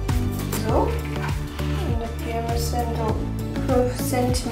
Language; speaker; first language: German; non-native, learner; Japanese